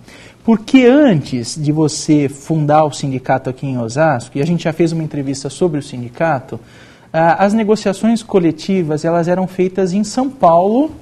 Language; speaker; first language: Portuguese; native; Portuguese